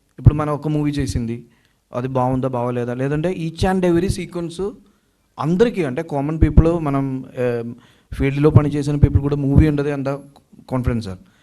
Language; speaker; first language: Telugu; non-native, learner; Malayalam